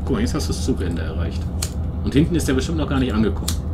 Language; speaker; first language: German; native; German